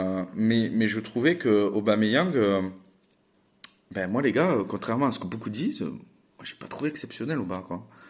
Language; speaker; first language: French; native; French